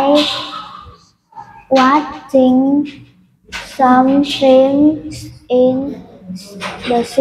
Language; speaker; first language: English; non-native, learner; Vietnamese